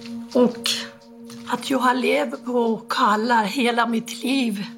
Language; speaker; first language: Swedish; non-native, fluent; Spanish